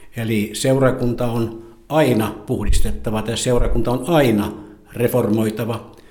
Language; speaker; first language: Finnish; native; Finnish